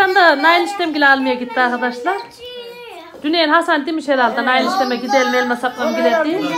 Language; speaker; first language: Turkish; native; Turkish